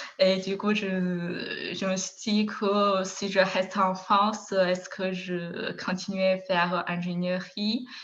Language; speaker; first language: French; non-native, fluent; Chinese